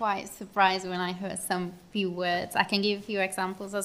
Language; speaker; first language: English; non-native, fluent; Turkish